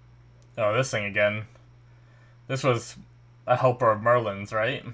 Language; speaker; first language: English; native; English